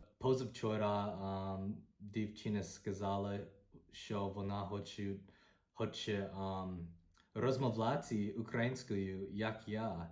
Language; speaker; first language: Ukrainian; non-native, learner; English